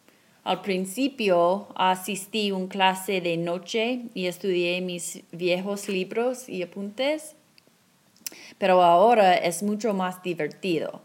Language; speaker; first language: Spanish; non-native, fluent; English